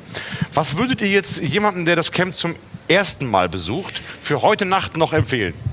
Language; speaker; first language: German; native; German